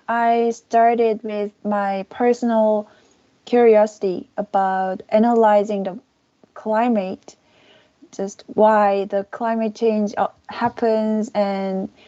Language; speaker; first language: English; non-native, learner; Korean